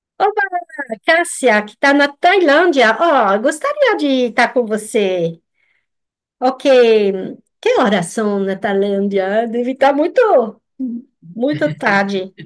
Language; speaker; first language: Portuguese; non-native, fluent; French